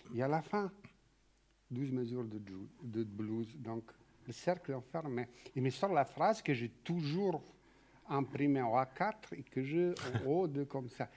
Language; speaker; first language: French; non-native, fluent; Serbian